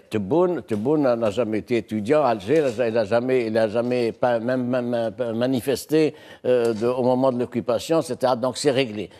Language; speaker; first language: French; non-native, local second language; Arabic